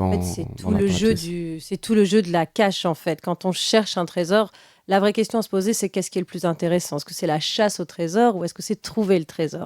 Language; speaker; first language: French; native; French